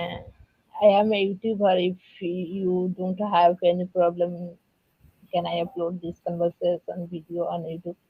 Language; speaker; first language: English; non-native, learner; Odia